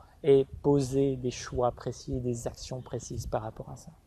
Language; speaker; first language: French; native; French